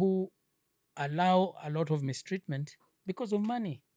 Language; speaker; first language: English; non-native, local second language; Swahili